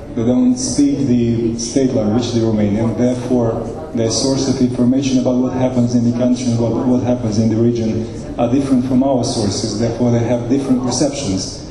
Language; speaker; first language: English; non-native, fluent; Romanian